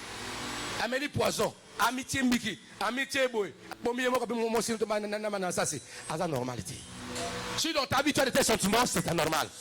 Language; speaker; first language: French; non-native, local second language; Lingala